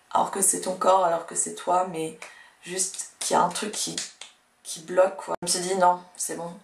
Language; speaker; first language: French; early bilingual, other home language; Russian